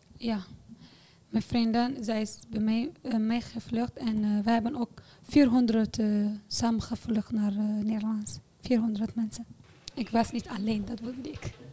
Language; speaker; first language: Dutch; non-native, learner; Tigrinya